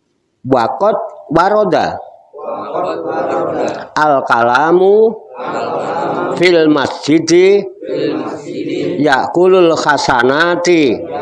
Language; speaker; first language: Arabic; non-native, fluent; Indonesian